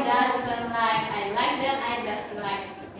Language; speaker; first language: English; non-native, learner; Indonesian